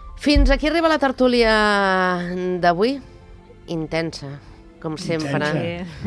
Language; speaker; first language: Catalan; native; Catalan